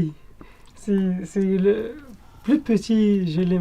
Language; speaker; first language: French; non-native, learner; Arabic